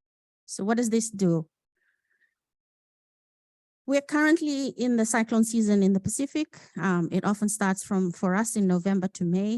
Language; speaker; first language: English; non-native, local second language; Fijian